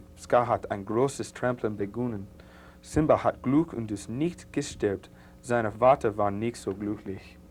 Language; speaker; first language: German; non-native, learner; English